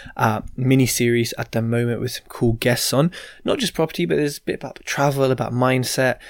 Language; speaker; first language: English; native; English